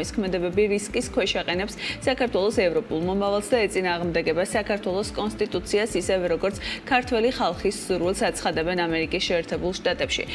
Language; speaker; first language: Georgian; native; Georgian